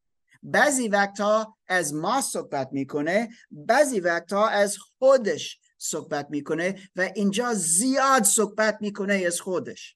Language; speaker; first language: Persian; non-native, learner; German